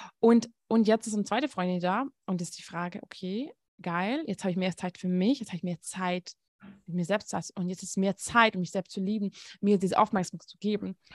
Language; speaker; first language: German; non-native, fluent; Hungarian